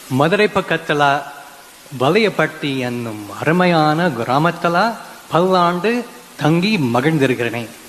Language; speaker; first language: Tamil; non-native, fluent; English